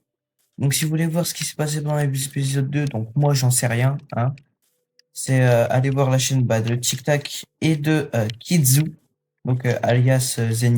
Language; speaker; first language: French; native; French